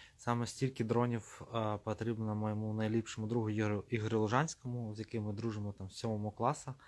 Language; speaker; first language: Ukrainian; non-native, local second language; Russian